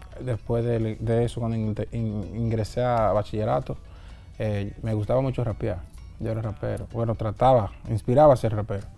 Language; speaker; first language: Spanish; early bilingual, heritage; Spanish